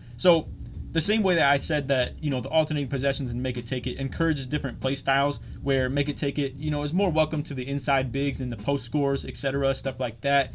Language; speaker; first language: English; native; English